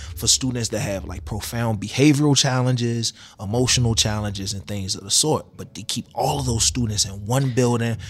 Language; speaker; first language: English; native; English